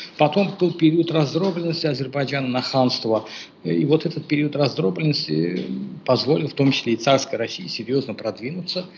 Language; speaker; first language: Russian; non-native, local second language; Azerbaijani